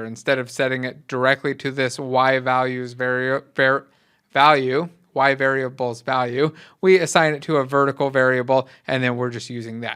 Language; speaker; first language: English; native; English